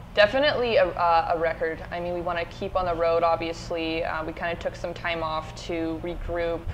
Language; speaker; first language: English; native; English